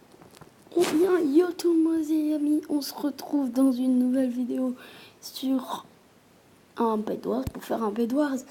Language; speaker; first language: French; native; French